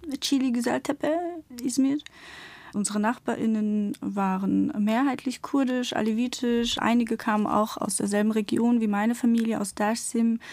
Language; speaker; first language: German; early bilingual, other home language; Turkish